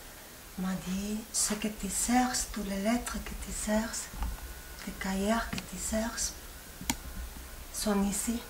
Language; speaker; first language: French; non-native, fluent; Spanish